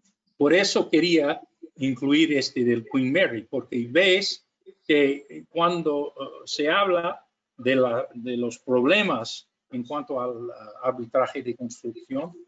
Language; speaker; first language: Spanish; non-native, fluent; English